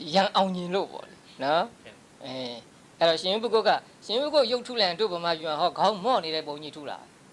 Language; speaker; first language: Burmese; native; Burmese